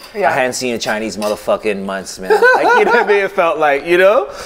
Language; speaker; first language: English; native; English